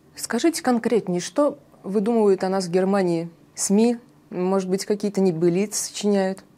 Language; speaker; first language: Russian; native; Russian